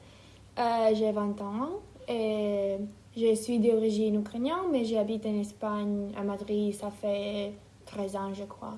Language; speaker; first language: French; non-native, fluent; Ukrainian